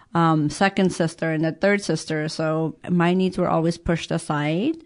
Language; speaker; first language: English; early bilingual, other home language; Persian